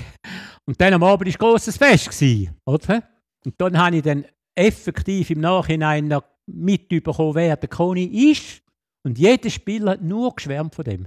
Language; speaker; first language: German; native; German